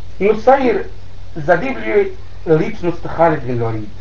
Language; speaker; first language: Bosnian; non-native, learner; Arabic